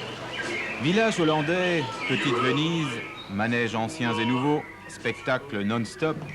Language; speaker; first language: French; native; French